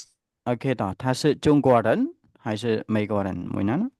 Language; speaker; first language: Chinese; non-native, fluent; Khmer